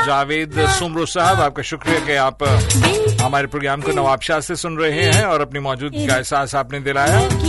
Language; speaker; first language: Urdu; native; Urdu